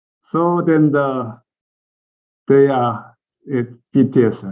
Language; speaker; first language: English; non-native, learner; Korean